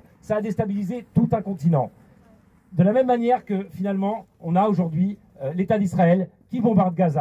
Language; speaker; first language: French; native; French